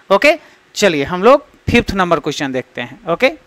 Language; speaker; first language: Hindi; native; Hindi